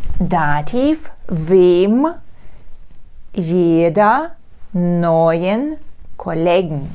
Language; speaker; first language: German; non-native, fluent; Ukrainian